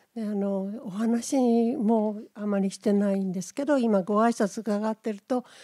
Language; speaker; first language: Japanese; native; Japanese